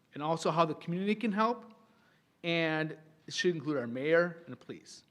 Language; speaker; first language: English; native; English